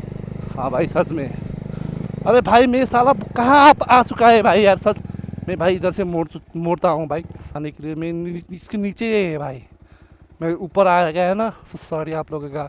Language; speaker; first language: Hindi; non-native, learner; Nepali